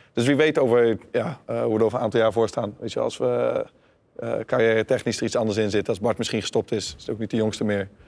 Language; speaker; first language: Dutch; native; Dutch